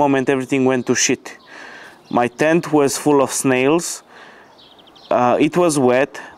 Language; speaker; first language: English; non-native, fluent; Romanian